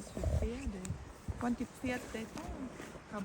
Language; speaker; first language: German; native; German